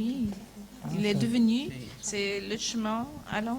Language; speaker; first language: French; non-native, fluent; Portuguese